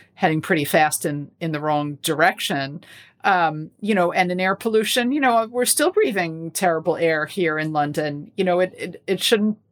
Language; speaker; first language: English; native; English